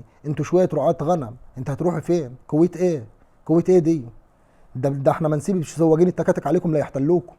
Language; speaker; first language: Arabic; native; Arabic